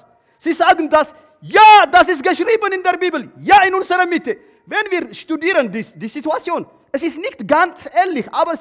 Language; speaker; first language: German; non-native, learner; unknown